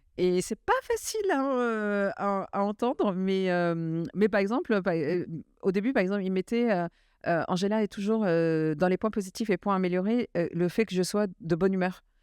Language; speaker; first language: French; early bilingual, other home language; Arabic